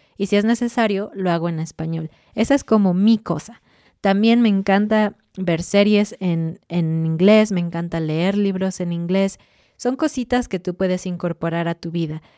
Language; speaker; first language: Spanish; native; Spanish